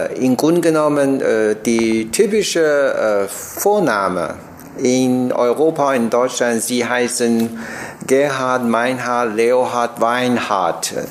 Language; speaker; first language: German; non-native, learner; Chinese